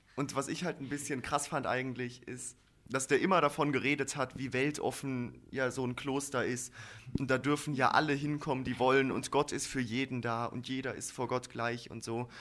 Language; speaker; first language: German; native; German